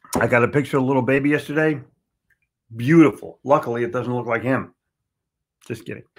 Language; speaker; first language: English; native; English